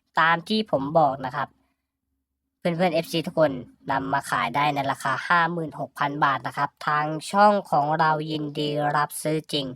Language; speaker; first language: Thai; native; Thai